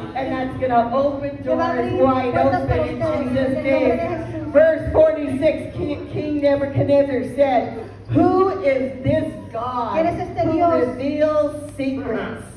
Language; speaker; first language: English; native; English